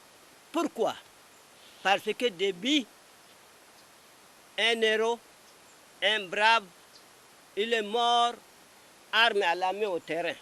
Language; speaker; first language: French; non-native, local second language; Arabic